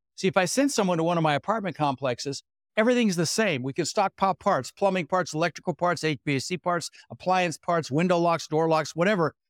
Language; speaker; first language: English; native; English